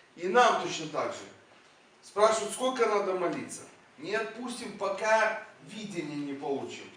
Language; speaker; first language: Russian; non-native, local second language; Ukrainian